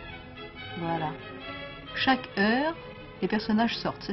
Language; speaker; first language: French; native; French